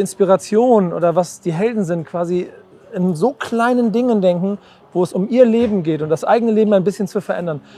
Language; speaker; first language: German; native; German